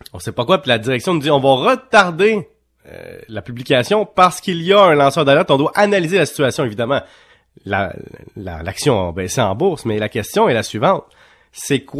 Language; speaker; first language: French; native; French